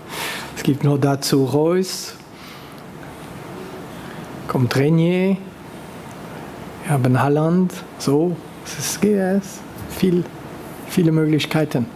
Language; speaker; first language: German; non-native, local second language; French